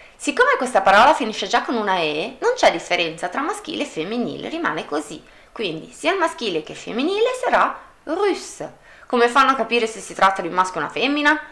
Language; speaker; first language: Italian; native; Italian